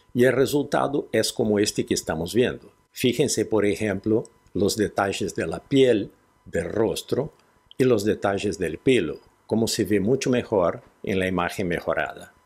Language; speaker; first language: Spanish; non-native, fluent; Portuguese